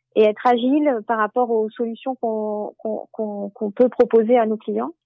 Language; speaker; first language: French; native; French